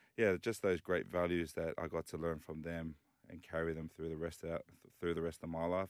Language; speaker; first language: English; native; English